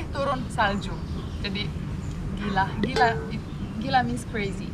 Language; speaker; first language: Indonesian; non-native, fluent; Romanian